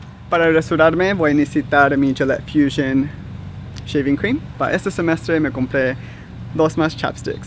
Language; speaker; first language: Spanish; early bilingual, heritage; Spanish